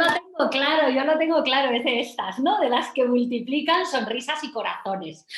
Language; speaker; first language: Spanish; native; Spanish